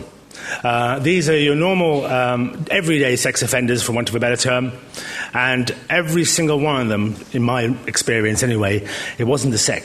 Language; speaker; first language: English; native; English